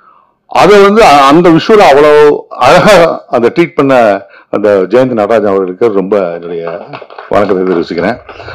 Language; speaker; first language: Tamil; native; Tamil